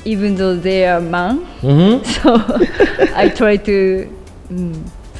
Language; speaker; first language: English; non-native, learner; Japanese